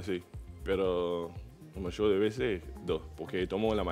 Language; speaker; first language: Spanish; non-native, learner; English